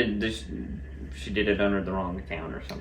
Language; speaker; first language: English; native; English